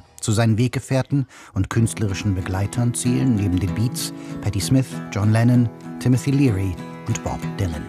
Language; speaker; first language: German; native; German